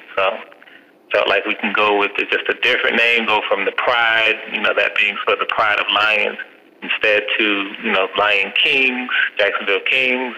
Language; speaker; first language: English; native; English